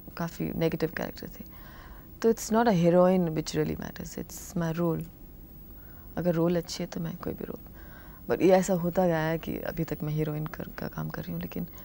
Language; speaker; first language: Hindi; non-native, local second language; Telugu